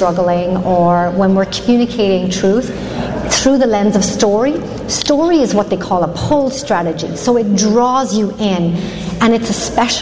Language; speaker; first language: English; native; English